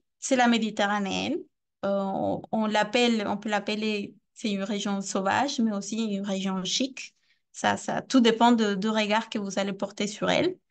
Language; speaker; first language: French; non-native, fluent; Spanish